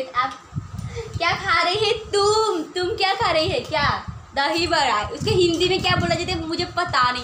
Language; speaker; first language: Hindi; non-native, local second language; Odia